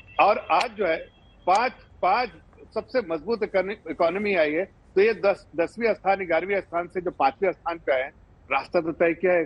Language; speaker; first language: Hindi; native; Hindi